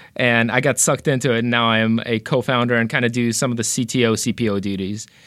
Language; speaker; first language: English; early bilingual, other home language; Romanian